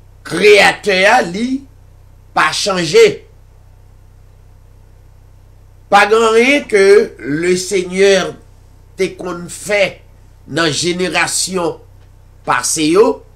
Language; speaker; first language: French; non-native, local second language; Haitian Creole